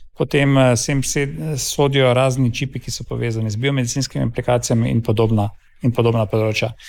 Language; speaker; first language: Slovenian; native; Slovenian